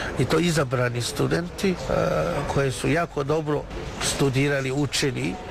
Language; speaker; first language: Serbian; non-native, fluent; Chinese